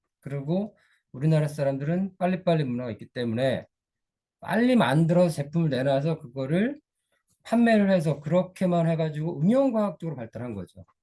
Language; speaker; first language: Korean; native; Korean